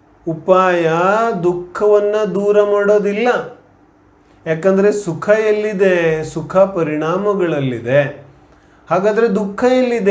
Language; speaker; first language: Kannada; non-native, local second language; Hindi